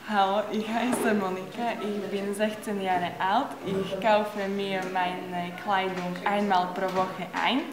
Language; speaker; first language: German; non-native, learner; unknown